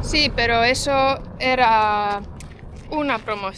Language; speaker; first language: Spanish; non-native, fluent; Estonian